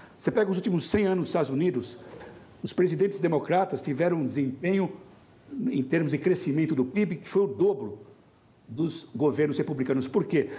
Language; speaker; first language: Portuguese; native; Portuguese